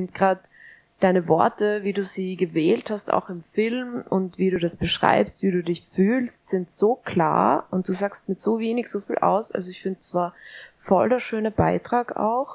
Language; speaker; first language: German; native; German